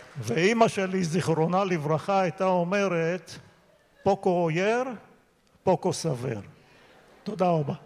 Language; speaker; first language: Hebrew; native; Hebrew